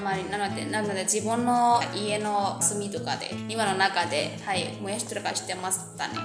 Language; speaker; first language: Japanese; non-native, fluent; Burmese